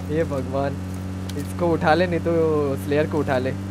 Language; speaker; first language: Hindi; non-native, local second language; Bangla